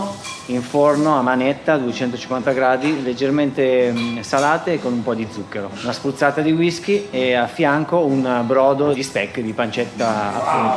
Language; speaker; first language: Italian; native; Italian